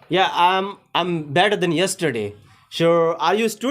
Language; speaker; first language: English; non-native, learner; Hindi